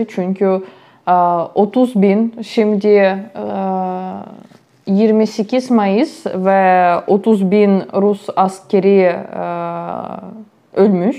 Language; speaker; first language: Turkish; non-native, fluent; Ukrainian